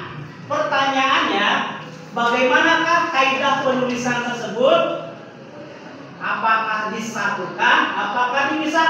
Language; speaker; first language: Indonesian; native; Indonesian